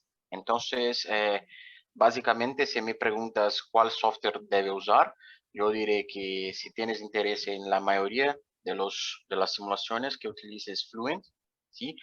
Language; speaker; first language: Spanish; non-native, fluent; Portuguese